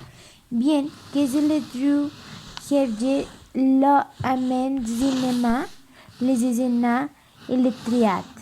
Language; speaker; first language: French; non-native, learner; Spanish